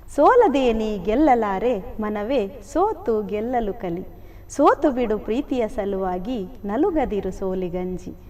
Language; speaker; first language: Kannada; non-native, local second language; Tulu